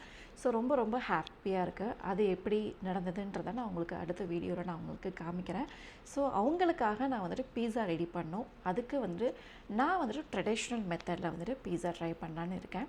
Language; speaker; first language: Tamil; native; Tamil